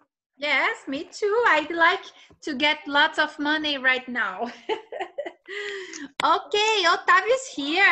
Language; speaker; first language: English; non-native, fluent; Portuguese